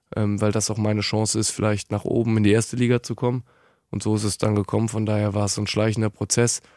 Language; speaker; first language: German; native; German